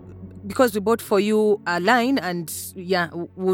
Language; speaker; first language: English; non-native, local second language; Ganda